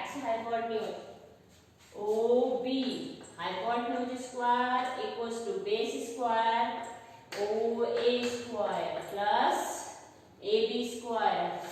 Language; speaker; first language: English; non-native, local second language; Hindi